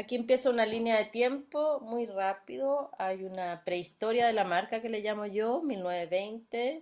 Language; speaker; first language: Spanish; native; Spanish